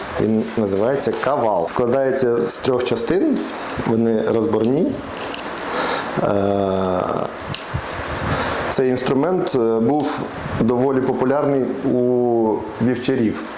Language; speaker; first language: Ukrainian; non-native, local second language; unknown